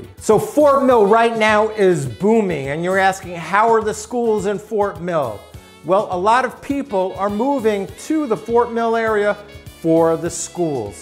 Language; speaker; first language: English; native; English